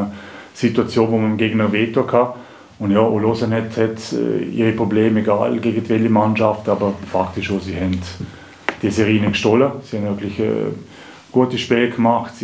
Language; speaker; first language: German; native; German